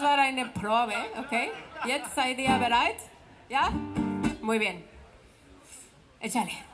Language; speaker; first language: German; non-native, fluent; Spanish